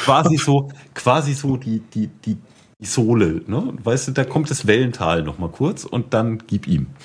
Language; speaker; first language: German; native; German